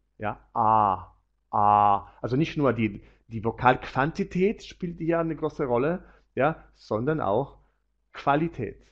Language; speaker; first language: German; non-native, fluent; Polish